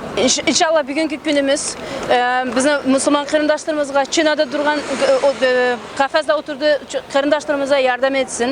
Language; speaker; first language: Turkish; non-native, learner; Uyghur